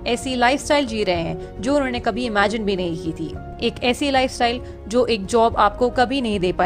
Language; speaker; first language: Hindi; native; Hindi